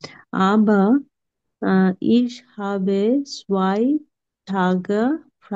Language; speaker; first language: German; non-native, learner; Bangla